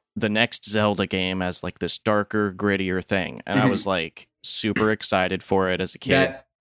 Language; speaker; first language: English; native; English